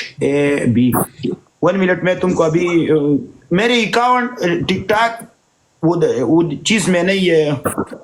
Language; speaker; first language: Hindi; non-native, learner; Pashto